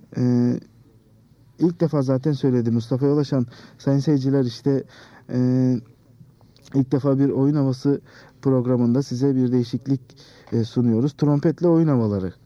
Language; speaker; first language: Turkish; native; Turkish